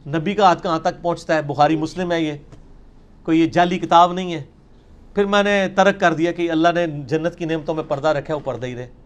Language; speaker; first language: Urdu; native; Urdu